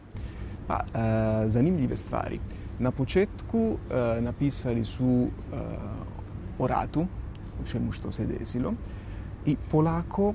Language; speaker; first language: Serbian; non-native, fluent; Italian